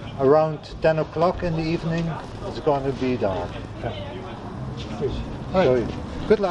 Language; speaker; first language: English; non-native, fluent; Dutch